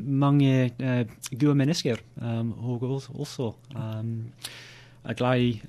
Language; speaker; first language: Norwegian; non-native, learner; English